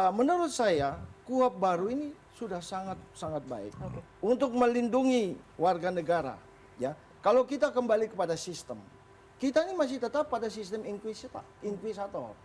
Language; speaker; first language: Indonesian; native; Indonesian